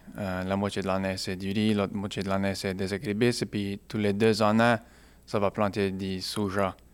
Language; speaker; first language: French; non-native, local second language; English